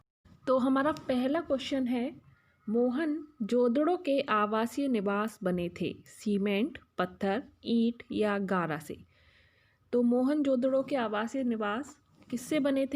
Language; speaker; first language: Hindi; native; Hindi